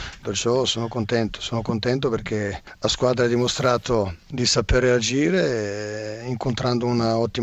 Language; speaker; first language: Italian; non-native, fluent; Serbian